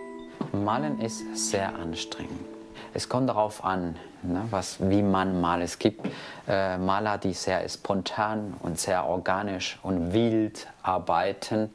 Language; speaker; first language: German; non-native, fluent; Spanish